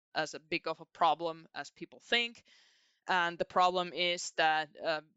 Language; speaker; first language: English; non-native, fluent; Finnish